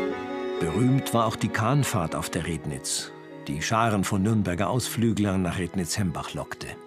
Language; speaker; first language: German; native; German